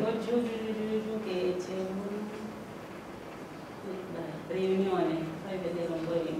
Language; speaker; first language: Italian; non-native, fluent; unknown